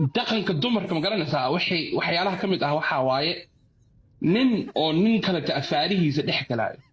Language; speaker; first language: Somali; early bilingual, heritage; Somali